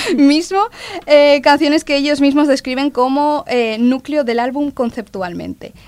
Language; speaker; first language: Spanish; native; Spanish